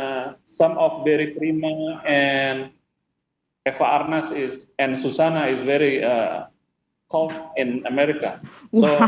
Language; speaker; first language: English; non-native, fluent; Indonesian